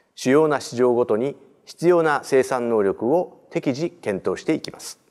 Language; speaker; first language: Japanese; native; Japanese